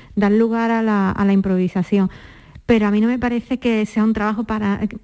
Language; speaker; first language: Spanish; native; Spanish